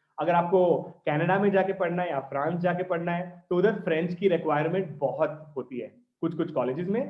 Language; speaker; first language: Hindi; non-native, local second language; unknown